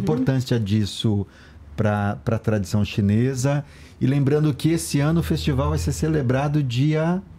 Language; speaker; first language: Portuguese; non-native, learner; Chinese